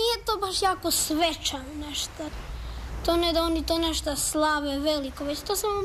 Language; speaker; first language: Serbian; early bilingual, heritage; Croatian